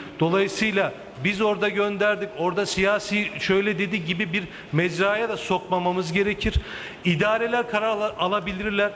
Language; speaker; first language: Turkish; native; Turkish